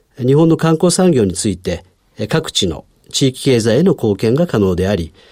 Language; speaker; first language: Japanese; native; Japanese